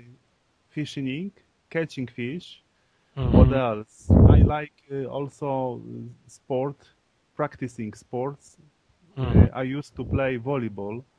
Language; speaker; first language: English; non-native, learner; Polish